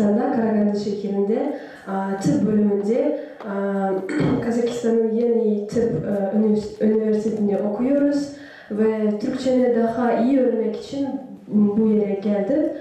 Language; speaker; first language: Turkish; non-native, learner; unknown